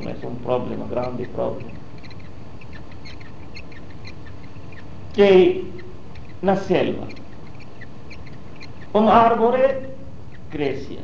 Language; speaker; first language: Portuguese; non-native, learner; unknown